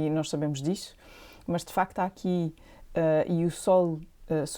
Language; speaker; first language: Portuguese; native; Portuguese